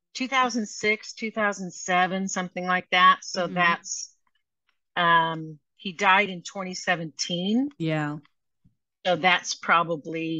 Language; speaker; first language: English; native; English